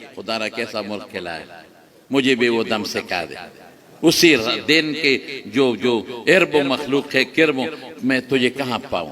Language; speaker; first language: Urdu; non-native, local second language; Pashto